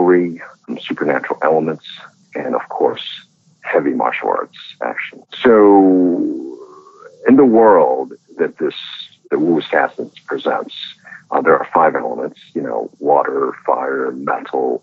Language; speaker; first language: English; non-native, local second language; Cantonese